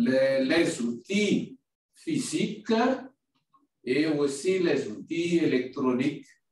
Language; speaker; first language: French; non-native, local second language; Malagasy